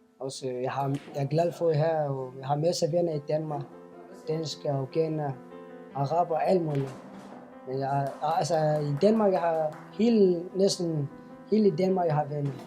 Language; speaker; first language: Danish; non-native, fluent; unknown